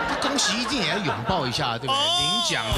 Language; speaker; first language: Chinese; native; Chinese